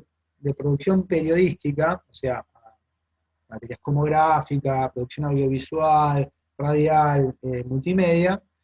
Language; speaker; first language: Spanish; native; Spanish